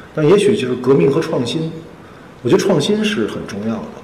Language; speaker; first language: Chinese; native; Chinese